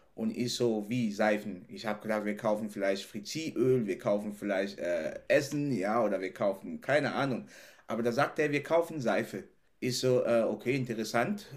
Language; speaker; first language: German; non-native, fluent; French